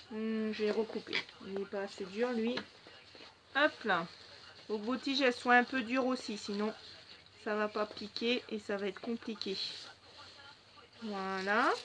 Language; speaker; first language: French; native; French